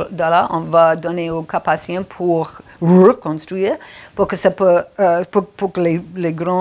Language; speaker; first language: French; non-native, fluent; English